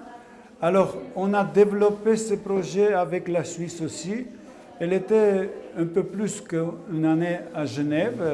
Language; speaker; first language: French; non-native, learner; Armenian